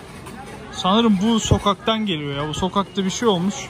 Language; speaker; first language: Turkish; native; Turkish